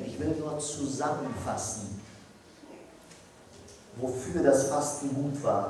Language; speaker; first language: German; non-native, fluent; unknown